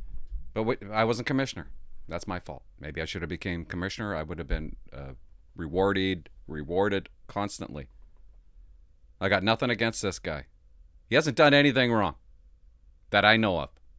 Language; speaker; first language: English; native; English